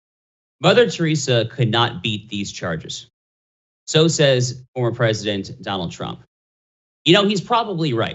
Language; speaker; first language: English; native; English